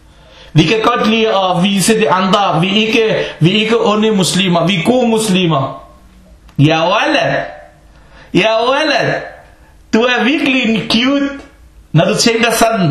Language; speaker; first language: Danish; non-native, fluent; Arabic